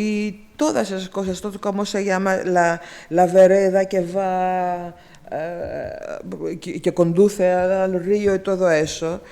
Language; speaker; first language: Spanish; non-native, fluent; Greek